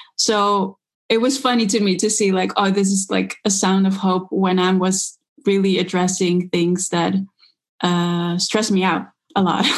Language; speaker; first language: English; early bilingual, other home language; Dutch